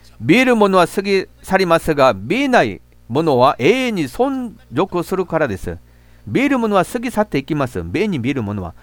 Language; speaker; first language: Japanese; non-native, fluent; Korean